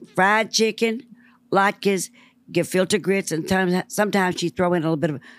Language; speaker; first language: English; native; English